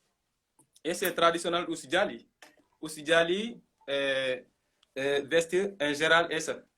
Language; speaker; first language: Portuguese; non-native, learner; Mandingo